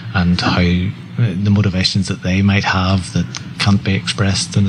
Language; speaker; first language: English; native; English